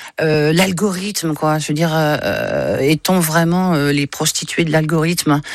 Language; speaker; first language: French; native; French